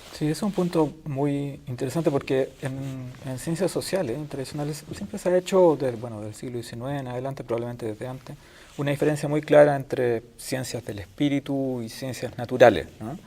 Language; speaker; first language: Spanish; native; Spanish